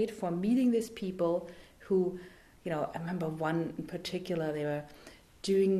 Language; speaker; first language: English; non-native, fluent; German